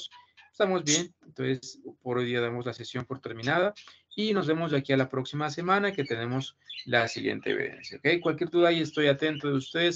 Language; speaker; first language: Spanish; native; Spanish